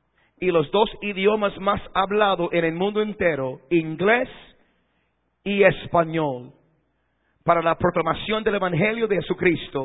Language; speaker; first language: Spanish; non-native, fluent; English